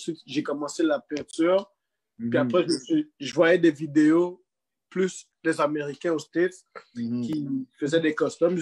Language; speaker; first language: French; native; French